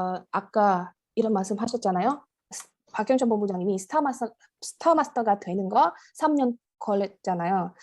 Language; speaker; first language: Korean; non-native, fluent; Indonesian